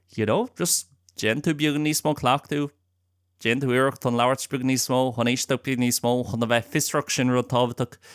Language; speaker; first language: Irish; non-native, local second language; English